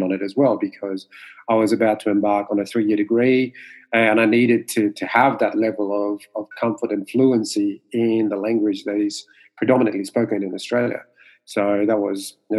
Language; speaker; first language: English; non-native, fluent; Morisyen